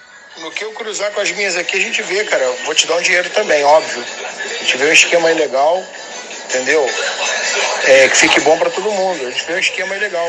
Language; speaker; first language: Portuguese; native; Portuguese